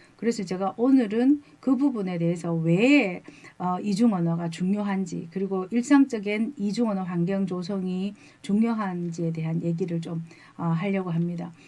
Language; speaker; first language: Korean; native; Korean